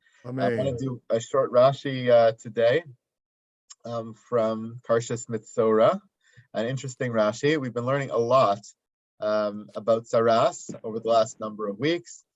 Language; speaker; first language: English; native; English